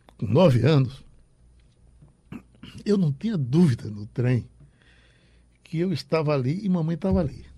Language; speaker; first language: Portuguese; native; Portuguese